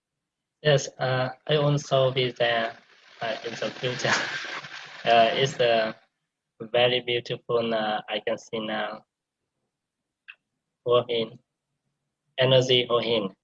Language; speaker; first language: English; non-native, learner; Vietnamese